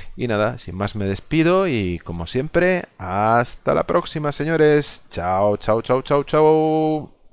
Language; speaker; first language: Spanish; non-native, local second language; Galician